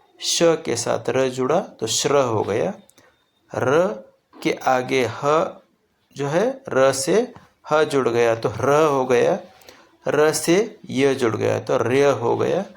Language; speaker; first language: Hindi; non-native, local second language; Marathi